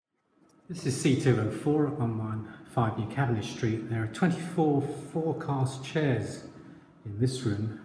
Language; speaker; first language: English; native; English